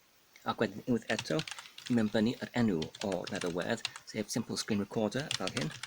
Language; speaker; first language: Welsh; non-native, learner; Polish